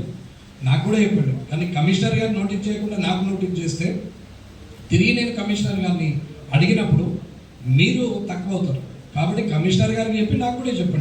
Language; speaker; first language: Telugu; native; Telugu